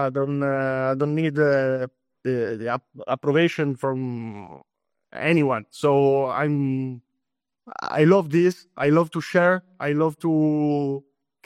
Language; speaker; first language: English; non-native, fluent; Italian